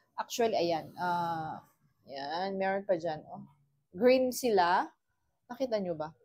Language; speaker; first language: Filipino; non-native, local second language; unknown